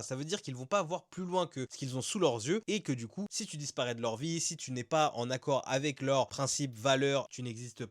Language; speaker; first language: French; native; French